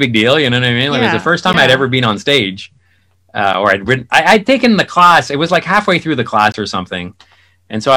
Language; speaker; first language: English; native; English